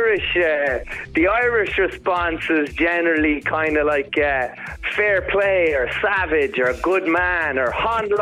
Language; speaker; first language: English; native; English